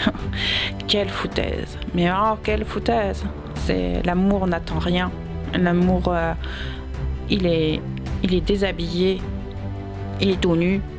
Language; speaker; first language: French; native; French